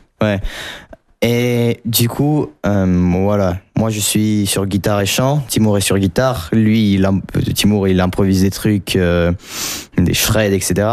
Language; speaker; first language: French; non-native, fluent; Russian